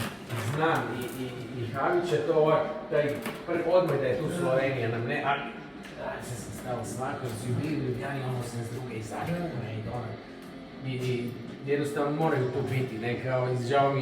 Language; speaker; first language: Croatian; native; Croatian